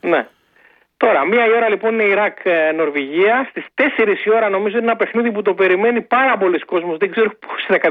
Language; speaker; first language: Greek; native; Greek